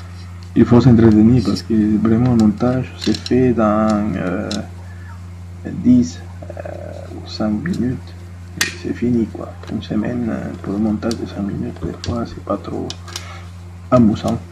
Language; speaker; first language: French; non-native, fluent; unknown